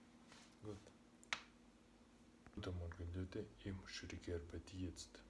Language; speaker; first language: German; non-native, learner; Russian